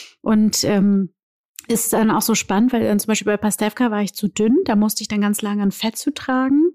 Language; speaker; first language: German; early bilingual, other home language; Portuguese